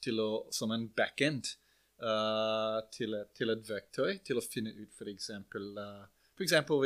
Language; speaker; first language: Norwegian; non-native, fluent; English